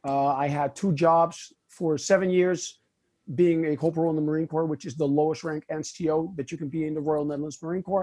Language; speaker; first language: English; non-native, fluent; Dutch